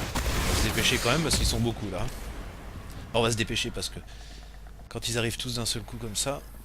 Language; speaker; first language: French; native; French